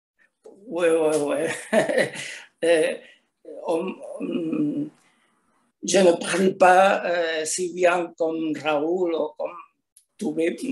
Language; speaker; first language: French; non-native, learner; Spanish